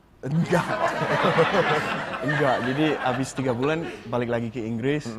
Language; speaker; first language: Indonesian; non-native, fluent; English